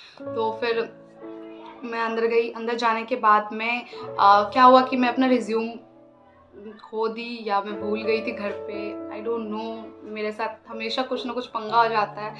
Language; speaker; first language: Hindi; non-native, local second language; Assamese